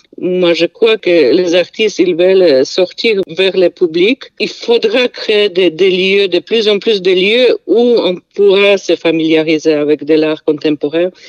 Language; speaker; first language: French; non-native, fluent; Polish